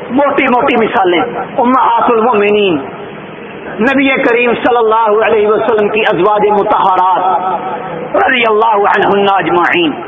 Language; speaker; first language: Urdu; native; Urdu